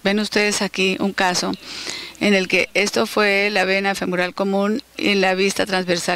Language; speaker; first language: Spanish; native; Spanish